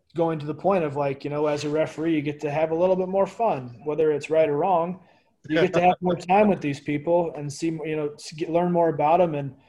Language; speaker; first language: English; native; English